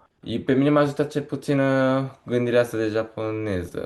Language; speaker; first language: Romanian; early bilingual, heritage; Romanian